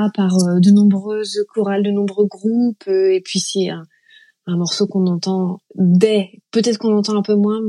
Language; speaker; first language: French; native; French